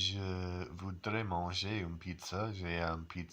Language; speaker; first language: French; non-native, learner; English